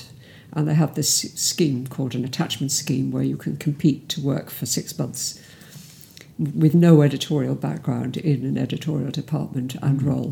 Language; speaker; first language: English; native; English